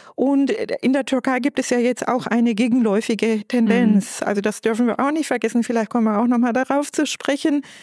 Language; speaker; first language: German; non-native, fluent; Turkish